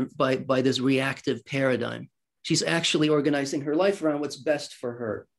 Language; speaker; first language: English; early bilingual, other home language; Swedish